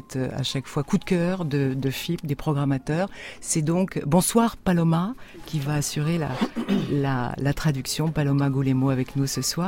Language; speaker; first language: French; native; French